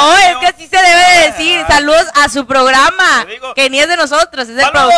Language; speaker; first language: Spanish; native; Spanish